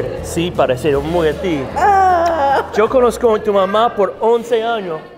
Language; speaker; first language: Spanish; non-native, fluent; English